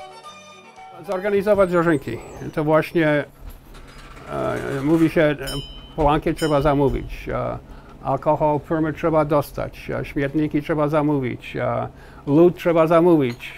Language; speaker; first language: Polish; early bilingual, heritage; Polish